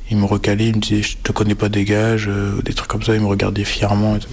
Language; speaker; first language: French; native; French